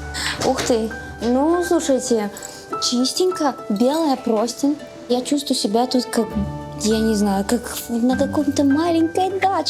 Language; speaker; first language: Russian; native; Russian